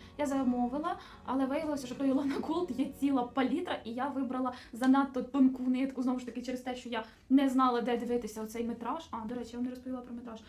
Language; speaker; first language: Ukrainian; non-native, local second language; Russian